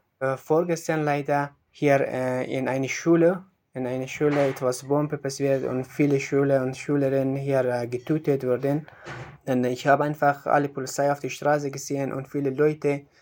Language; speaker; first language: German; non-native, learner; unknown